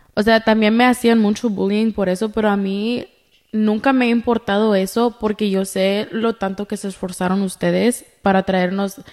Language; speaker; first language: Spanish; early bilingual, heritage; Spanish